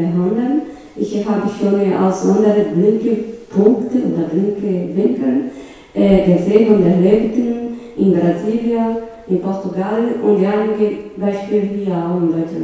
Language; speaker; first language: German; non-native, learner; Portuguese